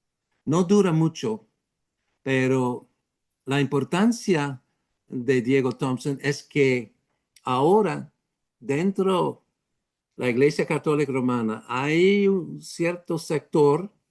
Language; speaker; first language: Spanish; non-native, fluent; English